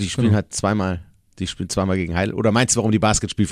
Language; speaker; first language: German; native; German